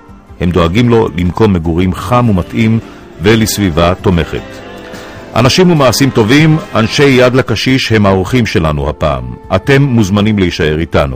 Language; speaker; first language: Hebrew; native; Hebrew